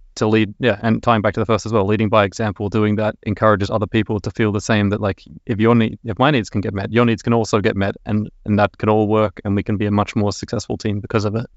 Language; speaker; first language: English; native; English